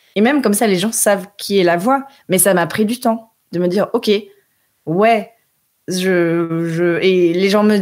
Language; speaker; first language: French; early bilingual, heritage; French